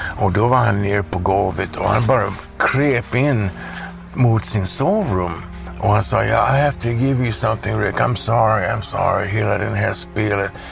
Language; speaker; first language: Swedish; early bilingual, heritage; Swedish